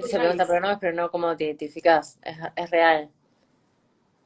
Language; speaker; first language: Spanish; native; Spanish